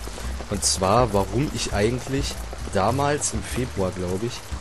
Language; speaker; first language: German; native; German